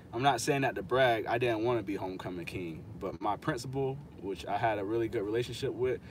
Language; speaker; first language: English; native; English